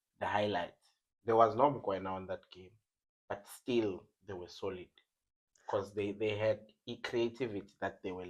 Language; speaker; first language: English; non-native, local second language; Zulu